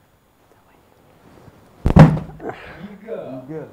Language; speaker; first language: Chinese; non-native, local second language; Tibetan